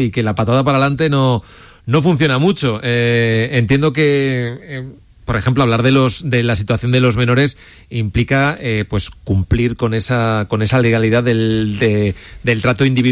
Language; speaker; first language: Spanish; native; Spanish